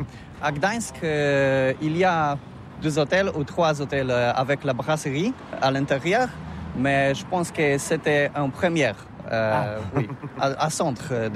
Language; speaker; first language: French; non-native, learner; Polish